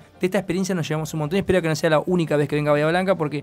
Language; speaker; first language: Spanish; native; Spanish